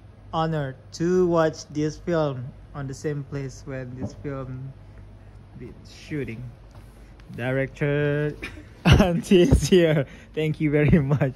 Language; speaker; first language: English; non-native, learner; Indonesian